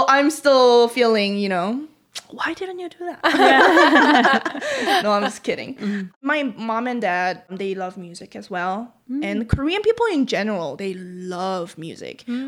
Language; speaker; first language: English; non-native, fluent; Korean